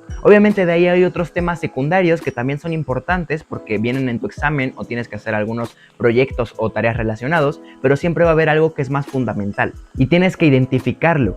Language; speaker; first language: Spanish; native; Spanish